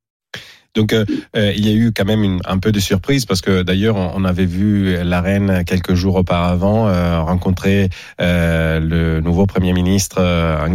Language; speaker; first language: French; native; French